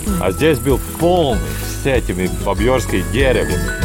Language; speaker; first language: Russian; non-native, local second language; Latvian